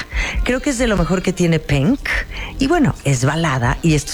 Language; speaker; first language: Spanish; native; Spanish